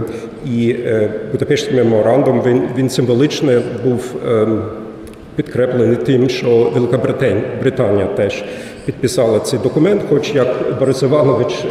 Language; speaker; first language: Ukrainian; non-native, fluent; German